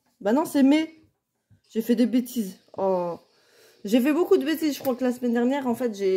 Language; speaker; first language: French; native; French